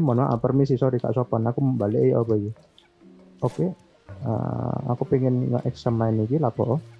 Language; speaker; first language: Indonesian; non-native, local second language; Javanese